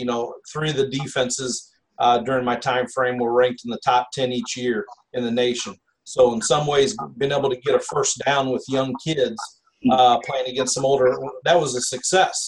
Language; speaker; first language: English; native; English